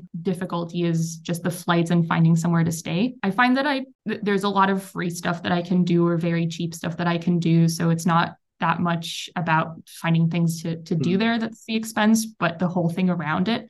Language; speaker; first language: English; non-native, fluent; Hebrew